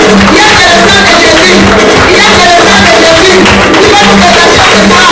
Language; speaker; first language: French; non-native, local second language; Lingala